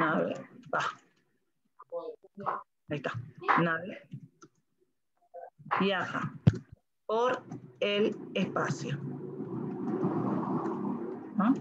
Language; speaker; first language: Spanish; native; Spanish